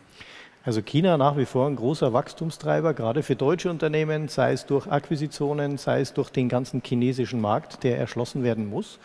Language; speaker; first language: German; native; German